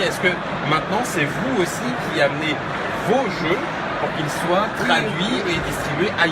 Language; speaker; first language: French; native; French